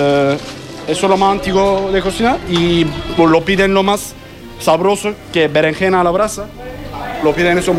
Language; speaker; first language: Spanish; non-native, learner; Turkish